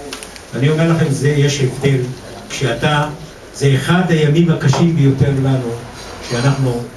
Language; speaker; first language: Hebrew; non-native, local second language; Arabic